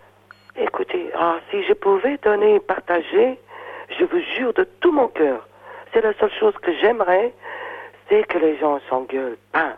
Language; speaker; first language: French; non-native, fluent; Portuguese